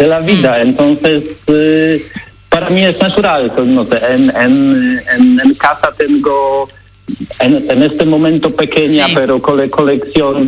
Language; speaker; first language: Spanish; non-native, learner; Polish